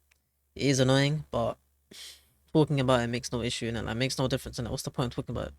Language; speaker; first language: English; native; English